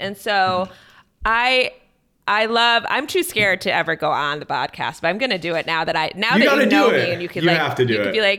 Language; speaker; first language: English; native; English